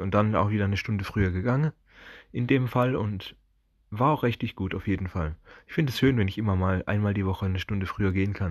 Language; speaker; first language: German; native; German